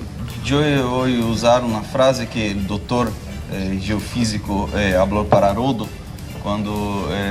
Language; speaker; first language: Spanish; non-native, learner; Portuguese